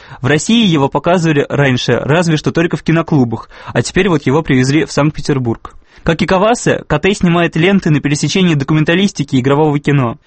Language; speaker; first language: Russian; native; Russian